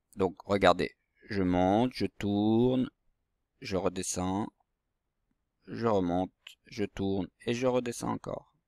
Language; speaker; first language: French; native; French